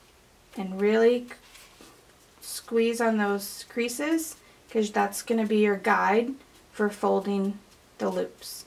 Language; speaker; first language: English; native; English